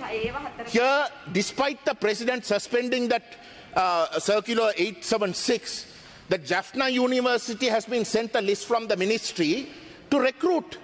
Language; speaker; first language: English; non-native, local second language; Tamil